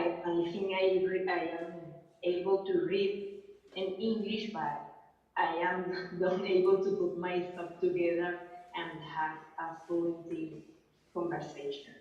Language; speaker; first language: English; non-native, learner; Spanish